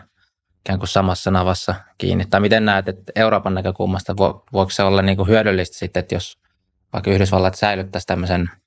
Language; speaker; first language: Finnish; native; Finnish